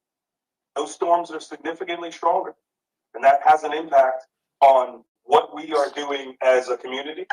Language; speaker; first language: English; native; English